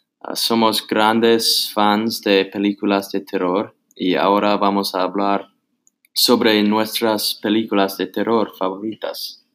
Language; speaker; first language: Spanish; non-native, learner; English